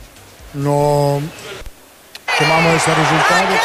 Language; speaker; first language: Portuguese; non-native, learner; Italian